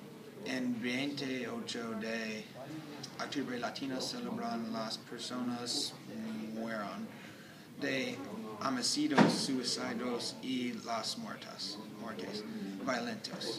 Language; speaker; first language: Spanish; non-native, learner; English